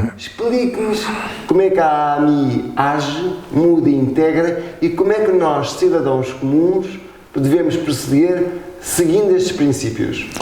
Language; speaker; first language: Portuguese; native; Portuguese